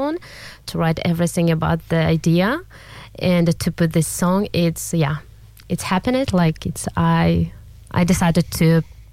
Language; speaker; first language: English; non-native, learner; Kazakh